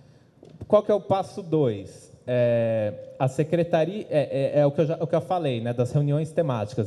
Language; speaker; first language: Portuguese; native; Portuguese